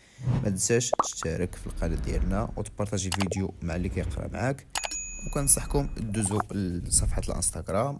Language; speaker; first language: Arabic; native; Arabic